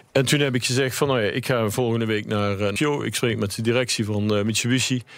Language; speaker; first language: Dutch; native; Dutch